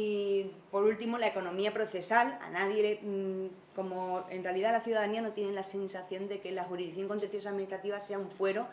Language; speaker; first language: Spanish; native; Spanish